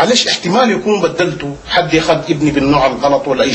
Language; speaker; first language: Arabic; native; Arabic